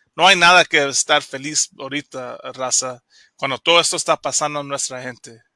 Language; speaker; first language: Spanish; early bilingual, heritage; Spanish